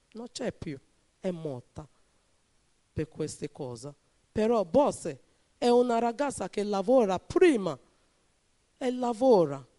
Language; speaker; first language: Italian; non-native, learner; Bini